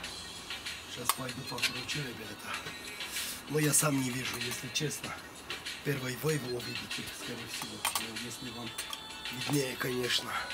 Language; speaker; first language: Russian; non-native, fluent; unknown